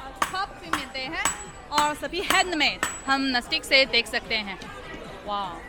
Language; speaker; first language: Hindi; non-native, fluent; Chinese